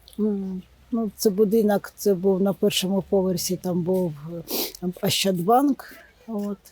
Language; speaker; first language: Ukrainian; non-native, local second language; Russian